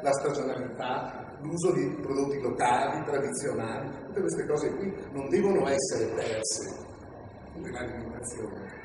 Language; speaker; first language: Italian; native; Italian